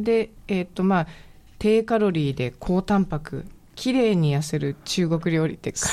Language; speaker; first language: Japanese; native; Japanese